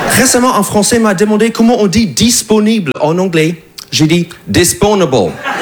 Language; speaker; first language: French; non-native, fluent; English